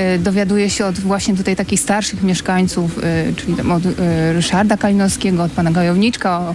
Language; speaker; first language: Polish; native; Polish